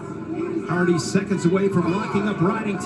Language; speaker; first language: English; native; English